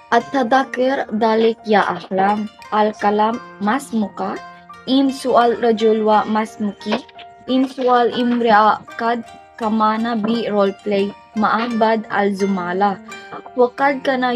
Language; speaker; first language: Arabic; non-native, learner; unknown